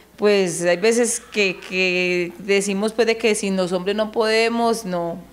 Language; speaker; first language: Spanish; native; Spanish